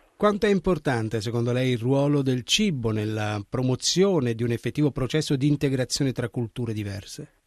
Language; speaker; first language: Italian; native; Italian